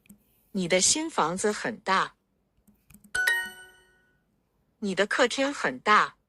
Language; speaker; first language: Chinese; non-native, learner; Korean